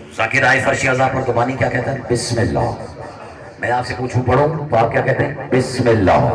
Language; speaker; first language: Urdu; non-native, local second language; Punjabi